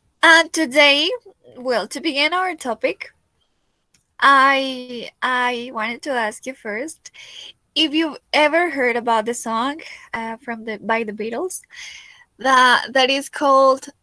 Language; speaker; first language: English; non-native, fluent; Spanish